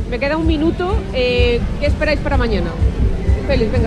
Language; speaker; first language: Spanish; native; Spanish